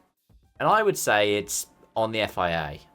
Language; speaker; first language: English; native; English